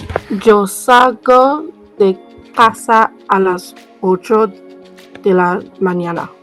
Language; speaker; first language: Spanish; non-native, learner; English